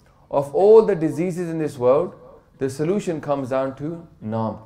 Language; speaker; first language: English; early bilingual, other home language; Punjabi